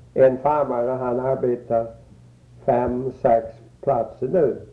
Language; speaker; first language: Swedish; early bilingual, heritage; Swedish